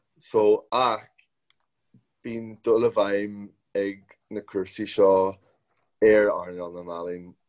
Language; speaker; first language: Irish; non-native, local second language; English